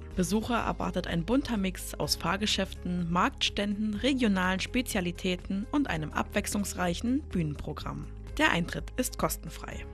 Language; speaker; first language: German; native; German